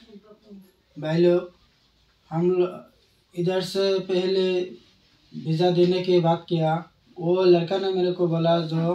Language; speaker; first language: Hindi; non-native, local second language; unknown